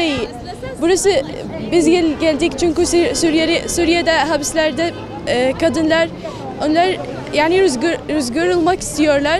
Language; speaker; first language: Turkish; non-native, learner; Arabic